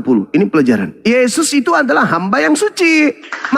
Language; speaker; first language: Indonesian; native; Indonesian